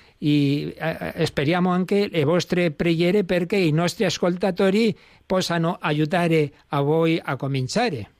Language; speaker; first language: Italian; non-native, learner; Spanish